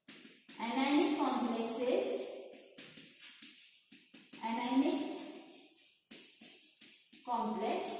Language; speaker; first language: English; non-native, local second language; Marathi